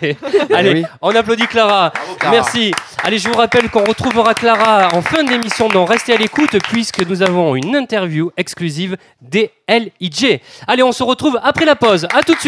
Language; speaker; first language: French; native; French